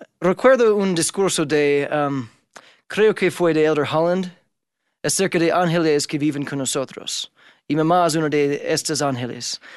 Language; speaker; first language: Spanish; non-native, fluent; English